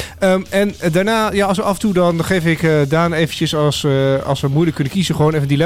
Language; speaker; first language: Dutch; native; Dutch